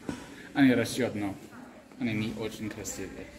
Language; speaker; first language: Russian; non-native, learner; English